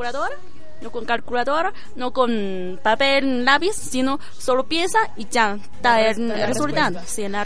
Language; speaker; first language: Spanish; non-native, learner; Chinese